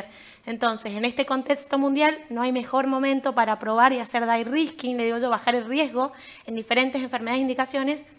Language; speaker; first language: Spanish; native; Spanish